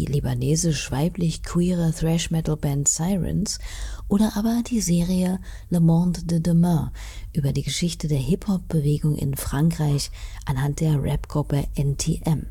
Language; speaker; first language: German; native; German